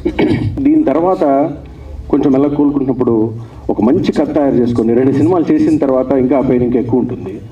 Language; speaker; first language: Telugu; native; Telugu